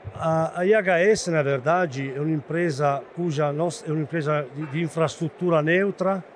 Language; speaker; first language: Portuguese; non-native, fluent; Italian